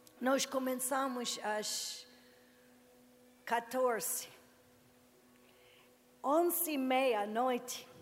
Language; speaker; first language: Portuguese; non-native, learner; English